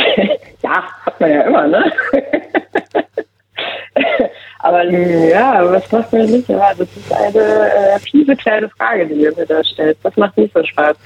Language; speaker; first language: German; native; German